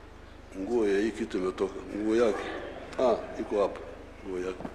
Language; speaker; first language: Swahili; non-native, local second language; Nyankole